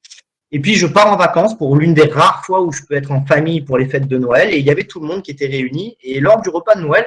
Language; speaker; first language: French; native; French